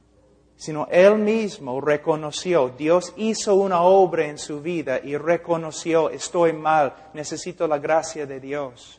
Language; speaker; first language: Spanish; non-native, fluent; English